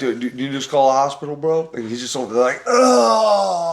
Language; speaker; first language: English; native; English